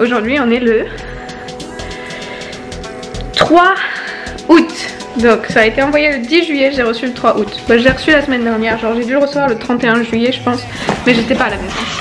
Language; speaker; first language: French; native; French